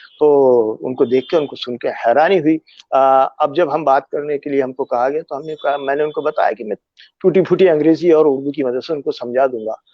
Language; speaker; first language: Urdu; native; Urdu